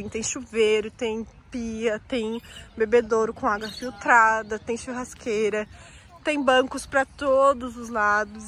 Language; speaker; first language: Portuguese; native; Portuguese